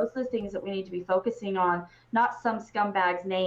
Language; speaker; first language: English; native; English